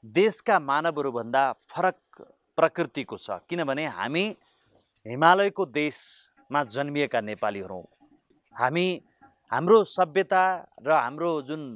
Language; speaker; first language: Nepali; native; Nepali